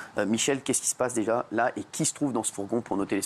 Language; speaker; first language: French; native; French